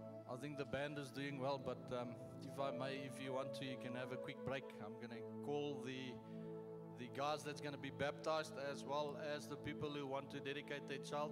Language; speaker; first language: English; non-native, local second language; Afrikaans